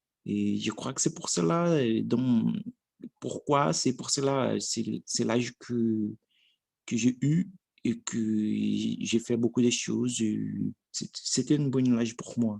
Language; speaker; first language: French; non-native, learner; Portuguese